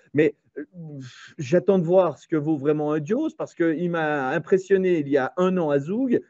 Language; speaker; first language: French; native; French